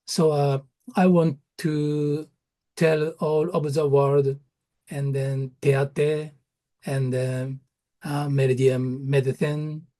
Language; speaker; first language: English; non-native, learner; Japanese